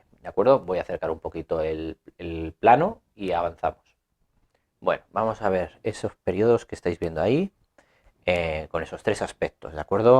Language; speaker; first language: Spanish; native; Spanish